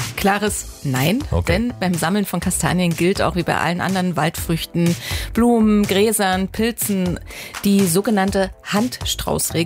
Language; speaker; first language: German; native; German